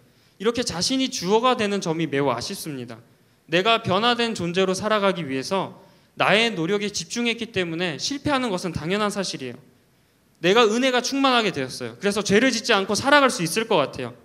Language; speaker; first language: Korean; native; Korean